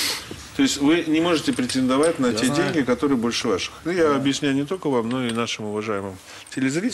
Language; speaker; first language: Russian; native; Russian